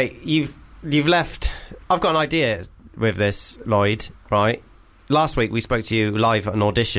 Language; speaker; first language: English; native; English